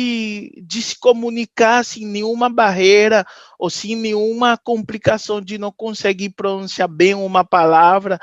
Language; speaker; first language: Portuguese; non-native, fluent; Haitian Creole